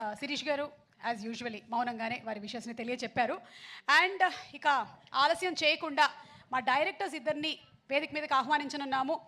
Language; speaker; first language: Telugu; native; Telugu